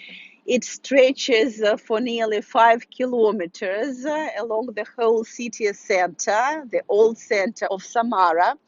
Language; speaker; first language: English; non-native, fluent; Russian